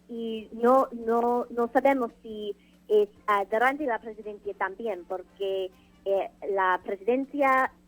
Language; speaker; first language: Spanish; non-native, fluent; English